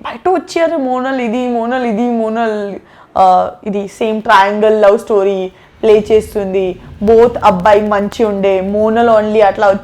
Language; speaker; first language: Telugu; non-native, learner; Gujarati